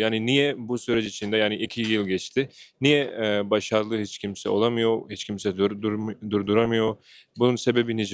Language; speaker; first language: Turkish; non-native, fluent; Urdu